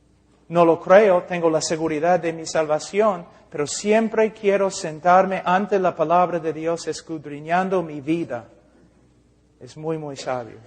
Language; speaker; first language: Spanish; non-native, fluent; English